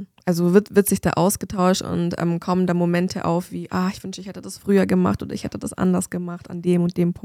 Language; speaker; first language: German; native; German